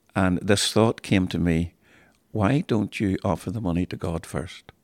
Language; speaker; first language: English; native; English